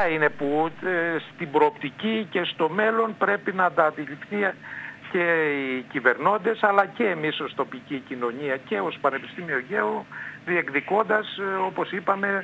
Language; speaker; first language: Greek; native; Greek